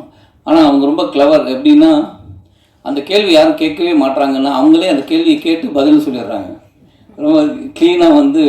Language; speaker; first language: Tamil; native; Tamil